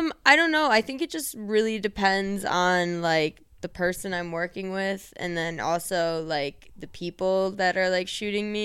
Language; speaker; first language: English; native; English